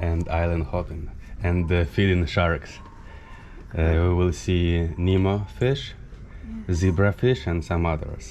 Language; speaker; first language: English; non-native, fluent; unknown